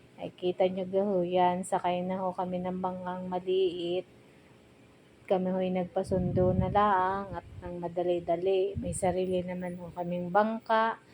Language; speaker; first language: Filipino; native; Filipino